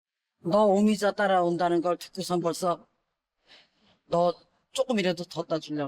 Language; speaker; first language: Korean; native; Korean